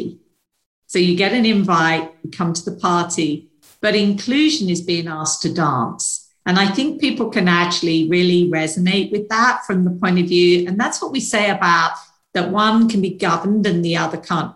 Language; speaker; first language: English; native; English